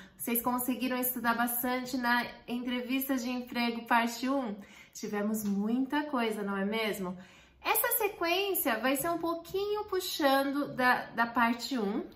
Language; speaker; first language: Portuguese; native; Portuguese